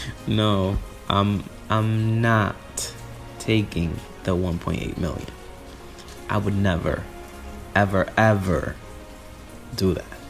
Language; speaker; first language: English; native; English